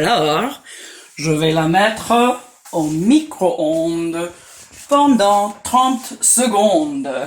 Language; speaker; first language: French; non-native, fluent; English